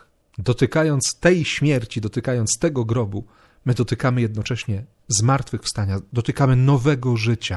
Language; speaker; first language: Polish; native; Polish